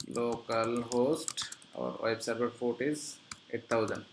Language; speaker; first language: English; non-native, local second language; Bangla